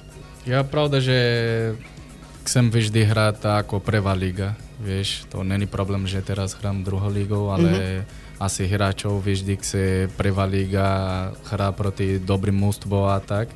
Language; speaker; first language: Slovak; non-native, learner; Portuguese